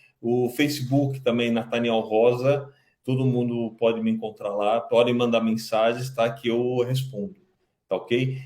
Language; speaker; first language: Portuguese; early bilingual, other home language; Kabuverdianu